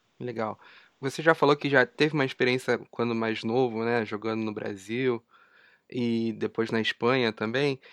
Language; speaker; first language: Portuguese; native; Portuguese